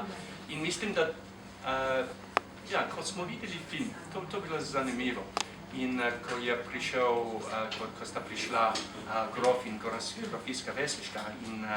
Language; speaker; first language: Slovenian; non-native, fluent; English